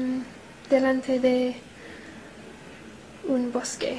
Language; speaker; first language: Spanish; non-native, learner; English